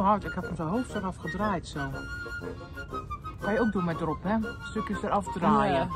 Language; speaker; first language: Dutch; native; Dutch